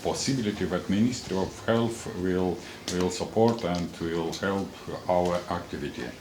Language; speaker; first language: English; non-native, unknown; Romanian